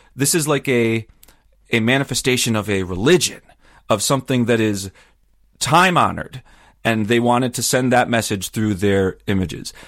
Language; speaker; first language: English; native; English